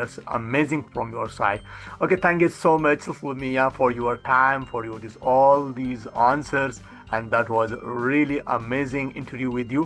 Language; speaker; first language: English; non-native, fluent; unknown